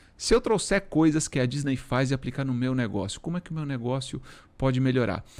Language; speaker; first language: Portuguese; early bilingual, other home language; Spanish